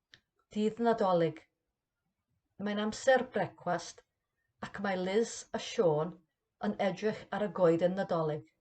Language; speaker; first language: Welsh; non-native, learner; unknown